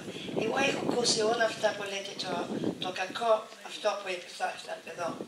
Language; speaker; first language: Greek; early bilingual, heritage; English